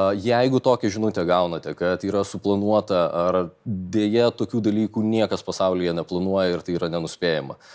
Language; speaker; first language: Lithuanian; native; Lithuanian